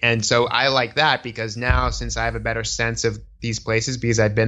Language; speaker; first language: English; native; English